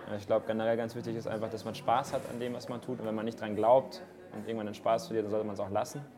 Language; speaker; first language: German; native; German